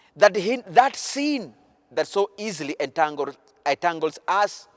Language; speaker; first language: English; non-native, local second language; Swahili